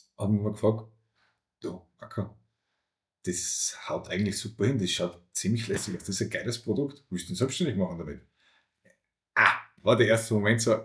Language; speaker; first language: German; native; German